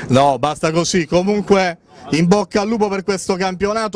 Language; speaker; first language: Italian; native; Italian